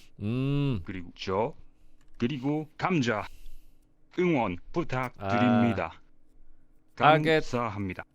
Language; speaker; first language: Korean; non-native, learner; English